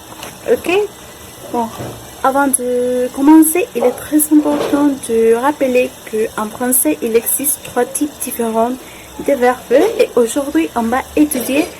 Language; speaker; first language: French; non-native, learner; Spanish